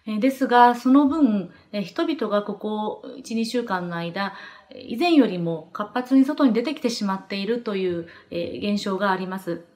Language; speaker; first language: Japanese; native; Japanese